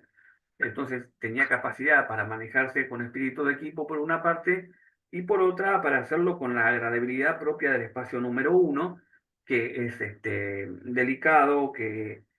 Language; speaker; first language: Spanish; native; Spanish